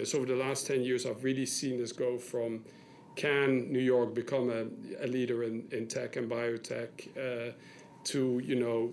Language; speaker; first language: English; non-native, fluent; Dutch